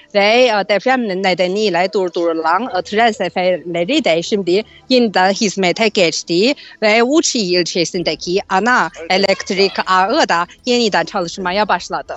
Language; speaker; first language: Turkish; non-native, fluent; Chinese